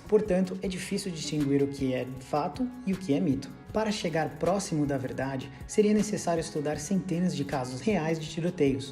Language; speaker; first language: Portuguese; native; Portuguese